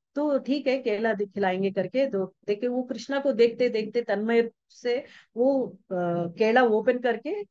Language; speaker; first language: Hindi; non-native, local second language; Telugu